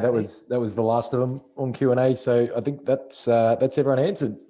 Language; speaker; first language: English; native; English